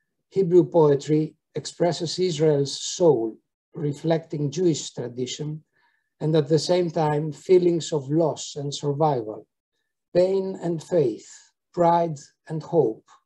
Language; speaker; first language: English; non-native, fluent; Greek